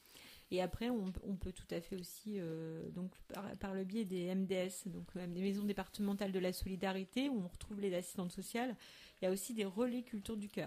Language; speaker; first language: French; native; French